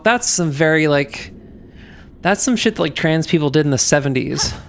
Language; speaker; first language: English; native; English